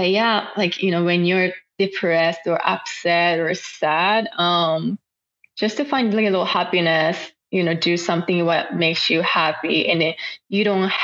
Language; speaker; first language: English; non-native, fluent; Japanese